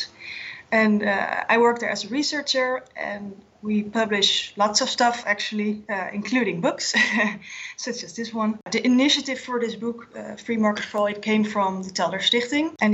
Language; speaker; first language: English; non-native, fluent; Dutch